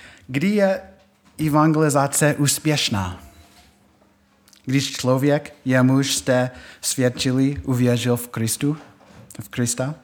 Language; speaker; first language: Czech; non-native, fluent; English